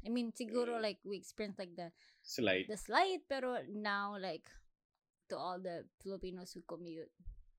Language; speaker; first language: English; non-native, local second language; Filipino